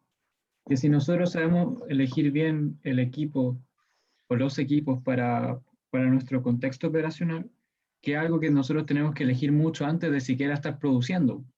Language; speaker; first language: Spanish; native; Spanish